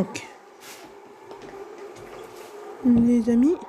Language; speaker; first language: French; native; French